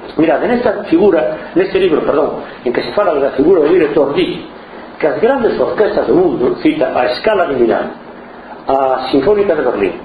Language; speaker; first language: Spanish; non-native, local second language; Galician